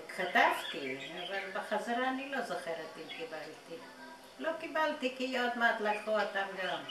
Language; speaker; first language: Hebrew; non-native, fluent; Yiddish